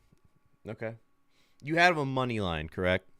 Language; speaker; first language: English; native; English